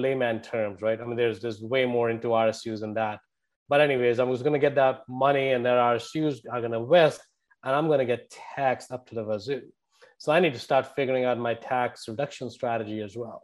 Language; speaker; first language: English; non-native, local second language; Hindi